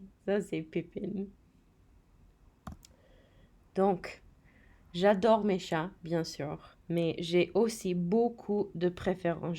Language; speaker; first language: French; non-native, fluent; English